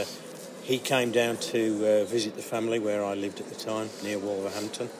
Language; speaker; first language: English; native; English